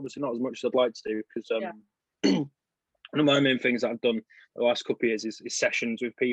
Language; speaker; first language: English; native; English